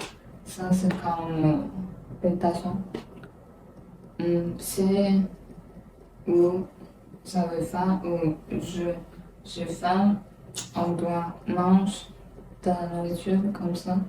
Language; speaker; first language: French; non-native, learner; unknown